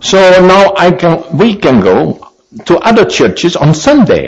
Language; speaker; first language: English; native; English